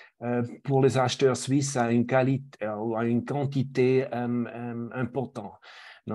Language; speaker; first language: French; non-native, fluent; German